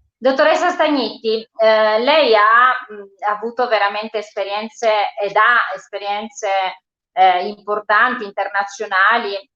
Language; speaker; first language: Italian; native; Italian